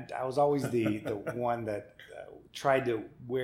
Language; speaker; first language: English; native; English